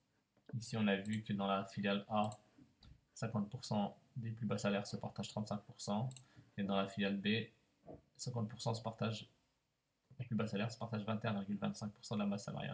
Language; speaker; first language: French; native; French